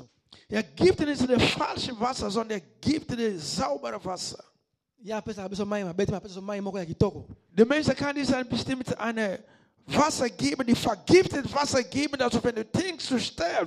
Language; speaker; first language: German; non-native, learner; Lingala